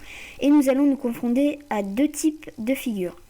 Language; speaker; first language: French; native; French